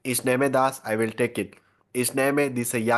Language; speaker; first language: German; non-native, learner; Hindi